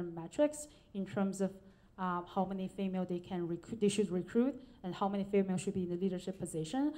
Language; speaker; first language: English; non-native, fluent; Chinese